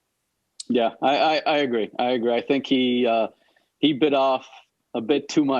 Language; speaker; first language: English; native; English